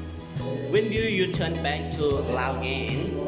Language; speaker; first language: English; non-native, learner; Lao